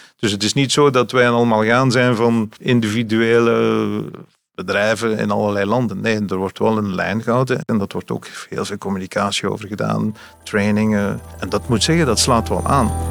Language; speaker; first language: Dutch; native; Dutch